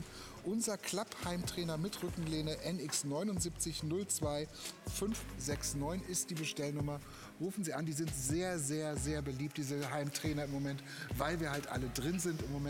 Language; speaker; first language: German; native; German